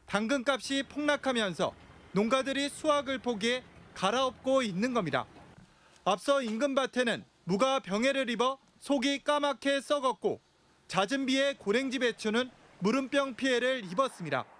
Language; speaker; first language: Korean; native; Korean